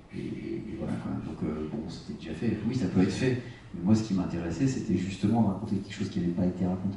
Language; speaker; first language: French; native; French